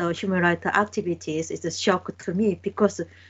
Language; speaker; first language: English; non-native, learner; Korean